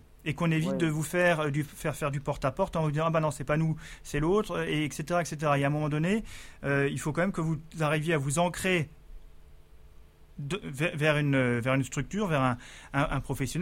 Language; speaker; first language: French; native; French